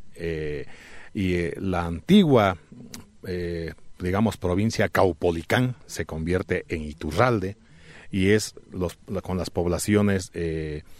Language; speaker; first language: Spanish; native; Spanish